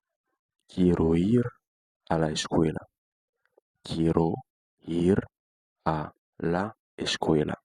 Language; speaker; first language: Spanish; non-native, fluent; Haitian Creole